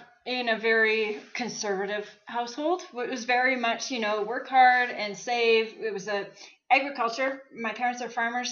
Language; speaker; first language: English; native; English